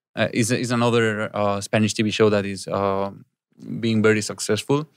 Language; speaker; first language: English; non-native, fluent; Spanish